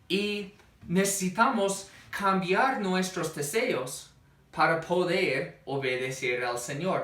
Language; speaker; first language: Spanish; non-native, fluent; English